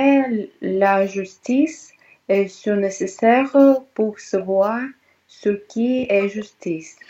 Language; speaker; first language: French; non-native, learner; Russian